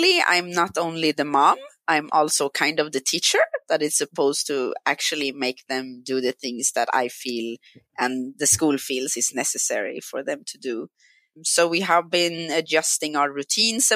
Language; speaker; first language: English; non-native, fluent; Swedish